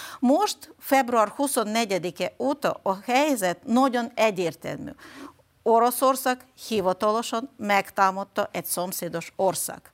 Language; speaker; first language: Hungarian; non-native, fluent; Ukrainian